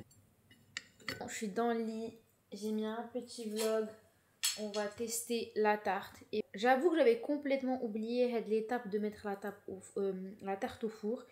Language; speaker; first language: French; native; French